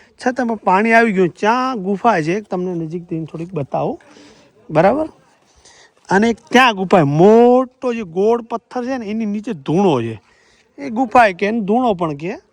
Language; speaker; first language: Gujarati; native; Gujarati